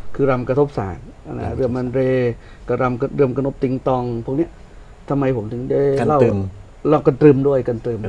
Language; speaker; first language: Thai; non-native, local second language; Northern Khmer